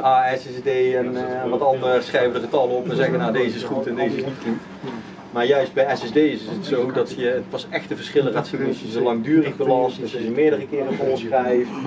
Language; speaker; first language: Dutch; native; Dutch